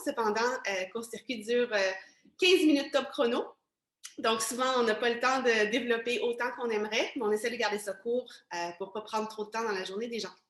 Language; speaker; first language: French; native; French